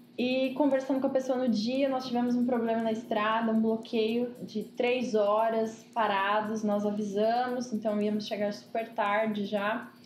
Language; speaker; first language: Portuguese; native; Portuguese